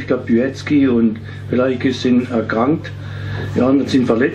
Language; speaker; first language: German; native; German